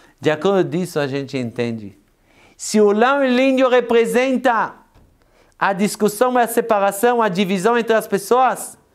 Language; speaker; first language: Portuguese; non-native, fluent; Hebrew